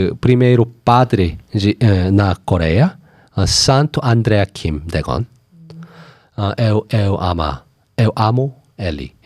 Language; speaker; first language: Portuguese; non-native, learner; Korean